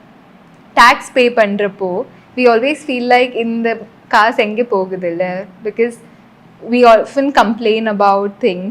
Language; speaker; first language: Tamil; non-native, fluent; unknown